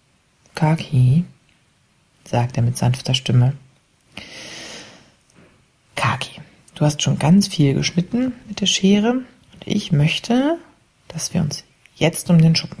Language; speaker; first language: German; native; German